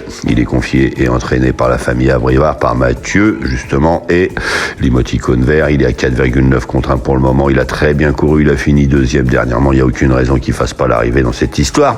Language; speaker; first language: French; native; French